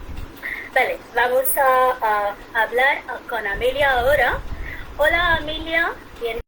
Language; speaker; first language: Spanish; non-native, fluent; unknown